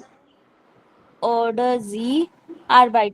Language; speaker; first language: German; non-native, learner; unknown